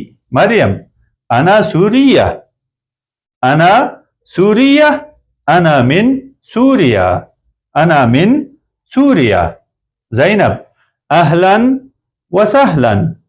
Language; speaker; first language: Arabic; non-native, fluent; Persian